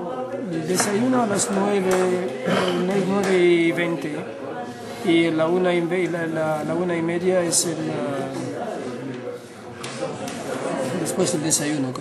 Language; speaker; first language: Spanish; non-native, learner; French